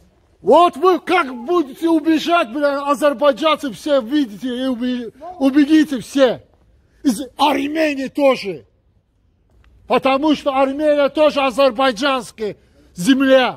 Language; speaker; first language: Russian; non-native, learner; Azerbaijani